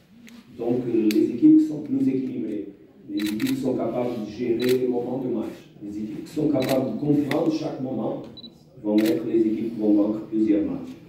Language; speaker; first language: French; non-native, fluent; Portuguese